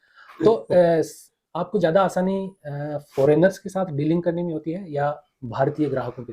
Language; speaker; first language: Hindi; native; Hindi